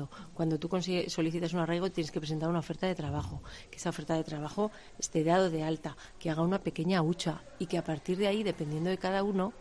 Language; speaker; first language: Spanish; native; Spanish